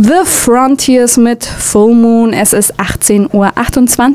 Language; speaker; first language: German; native; German